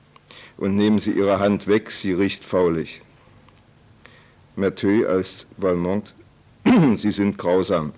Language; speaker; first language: German; native; German